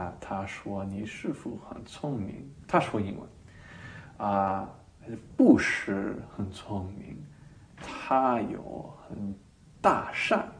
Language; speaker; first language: Chinese; non-native, learner; English